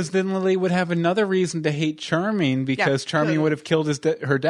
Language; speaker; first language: English; native; English